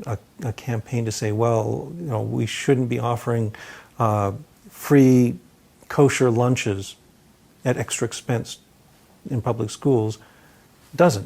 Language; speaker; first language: English; native; English